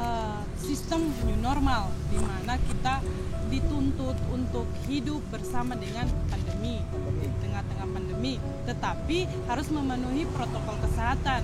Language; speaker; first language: Indonesian; native; Indonesian